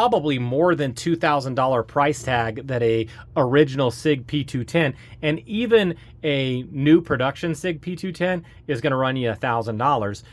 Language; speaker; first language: English; native; English